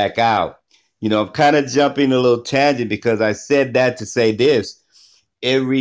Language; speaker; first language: English; native; English